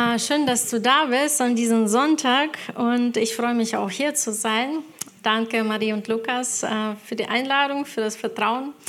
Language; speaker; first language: German; non-native, fluent; Ukrainian